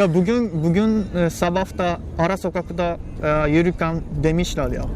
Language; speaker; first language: Turkish; non-native, learner; Japanese